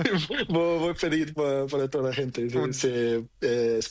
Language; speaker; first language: Spanish; non-native, learner; Portuguese